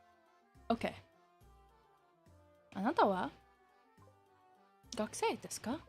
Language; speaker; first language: Japanese; non-native, learner; English